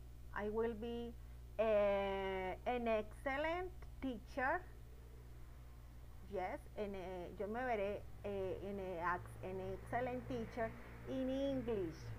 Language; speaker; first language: English; non-native, learner; Spanish